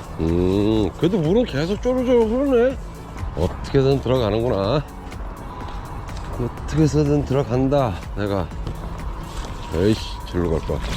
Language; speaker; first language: Korean; native; Korean